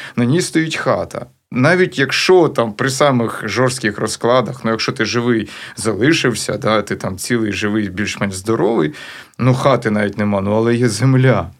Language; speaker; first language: Ukrainian; native; Ukrainian